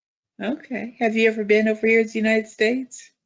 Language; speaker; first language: English; native; English